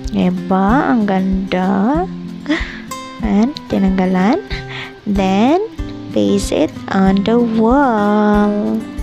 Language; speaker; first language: Filipino; non-native, local second language; Cebuano